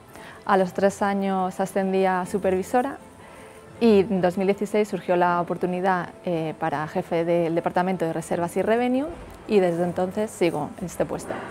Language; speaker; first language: Spanish; native; Spanish